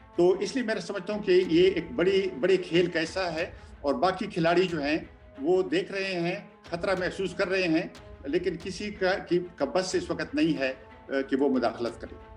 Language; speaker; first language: Urdu; non-native, local second language; Pashto